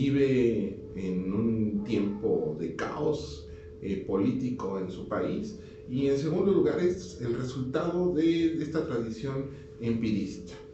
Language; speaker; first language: Spanish; native; Spanish